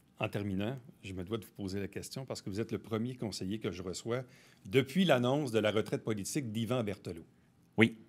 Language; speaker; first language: French; native; French